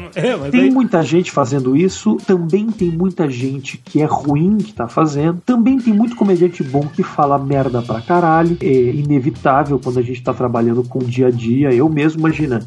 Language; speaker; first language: Portuguese; native; Portuguese